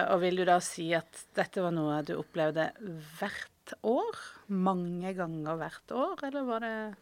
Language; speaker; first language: Norwegian; native; Norwegian